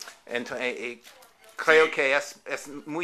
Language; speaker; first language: Spanish; non-native, learner; English